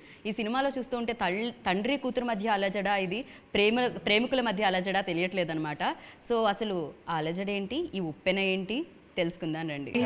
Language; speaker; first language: Telugu; native; Telugu